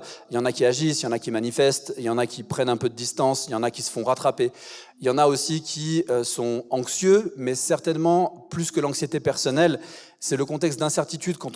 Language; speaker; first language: French; native; French